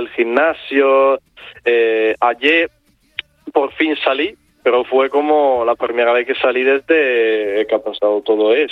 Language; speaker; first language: Spanish; non-native, fluent; Italian